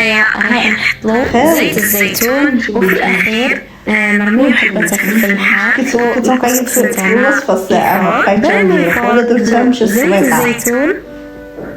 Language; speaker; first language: Arabic; native; Arabic